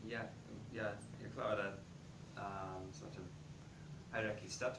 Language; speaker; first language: Indonesian; non-native, fluent; English